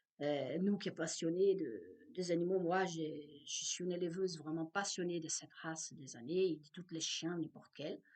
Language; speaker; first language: French; non-native, fluent; Portuguese